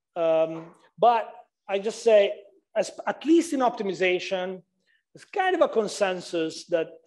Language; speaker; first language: English; non-native, fluent; Italian